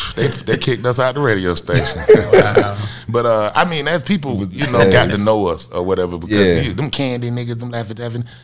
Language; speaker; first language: English; native; English